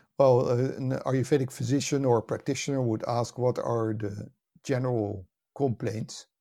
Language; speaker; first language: English; non-native, fluent; Dutch